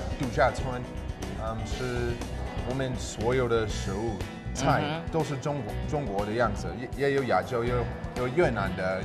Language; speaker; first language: Chinese; non-native, fluent; English